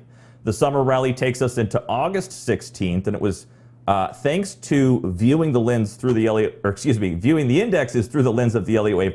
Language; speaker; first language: English; native; English